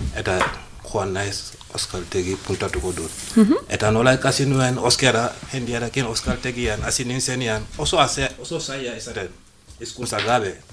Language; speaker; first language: Basque; non-native, learner; Wolof